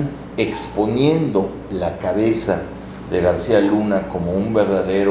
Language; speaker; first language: Spanish; native; Spanish